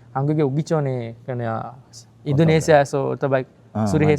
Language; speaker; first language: Korean; non-native, fluent; Sinhala